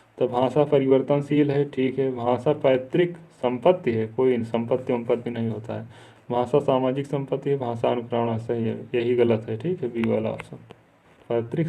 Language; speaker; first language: Hindi; native; Hindi